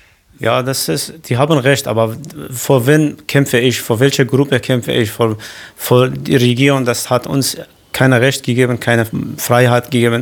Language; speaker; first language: German; non-native, learner; Kurdish